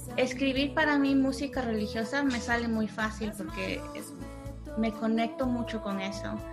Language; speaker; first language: Spanish; early bilingual, heritage; Spanish